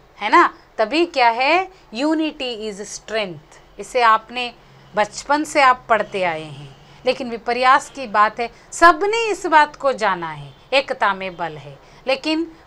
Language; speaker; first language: Hindi; non-native, local second language; Konkani